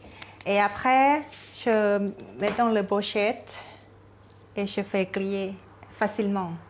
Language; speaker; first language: French; non-native, learner; Thai